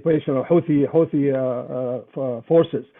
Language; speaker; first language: English; non-native, fluent; Arabic